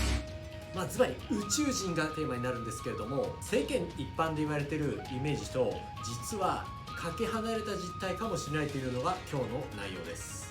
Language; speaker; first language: Japanese; native; Japanese